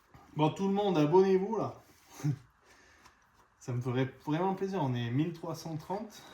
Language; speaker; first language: French; native; French